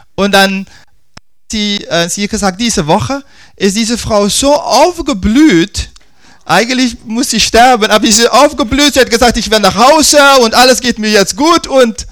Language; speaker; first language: German; non-native, fluent; Dutch